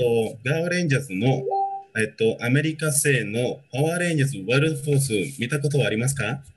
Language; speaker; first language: Japanese; non-native, fluent; Spanish